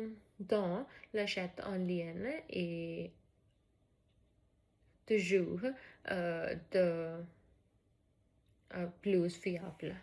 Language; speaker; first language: French; non-native, learner; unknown